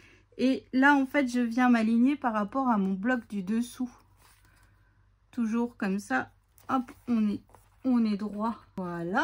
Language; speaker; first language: French; native; French